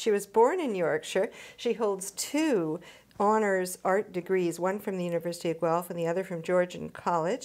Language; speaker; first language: English; native; English